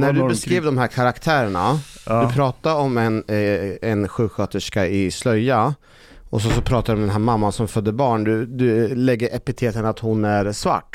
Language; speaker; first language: Swedish; native; Swedish